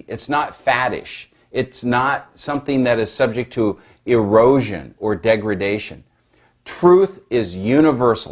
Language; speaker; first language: English; native; English